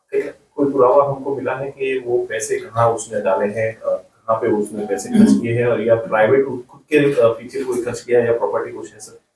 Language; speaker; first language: Hindi; non-native, local second language; Gujarati